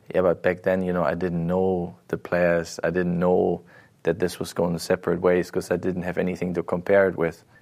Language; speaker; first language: English; non-native, fluent; German